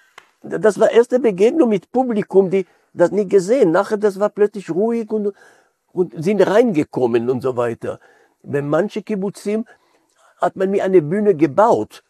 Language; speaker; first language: German; non-native, fluent; Hebrew